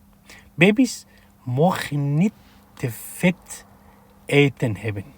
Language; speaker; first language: Dutch; non-native, fluent; Persian